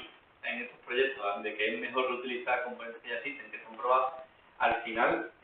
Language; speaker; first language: Spanish; native; Spanish